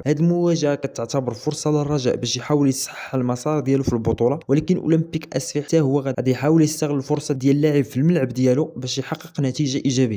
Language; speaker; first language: Arabic; native; Arabic